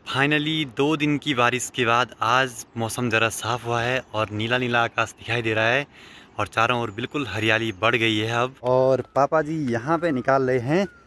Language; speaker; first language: Hindi; native; Hindi